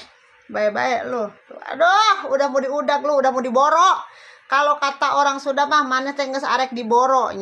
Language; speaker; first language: Indonesian; native; Indonesian